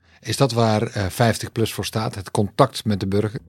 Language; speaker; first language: Dutch; non-native, fluent; Spanish